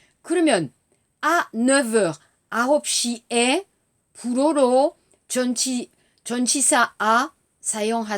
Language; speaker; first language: Korean; non-native, learner; French